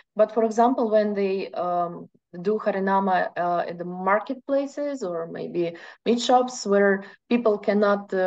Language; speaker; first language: English; non-native, fluent; Russian